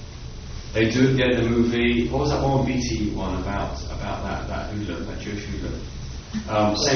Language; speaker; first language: English; native; English